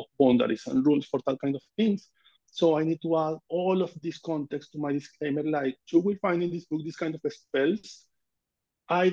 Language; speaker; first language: English; non-native, fluent; Spanish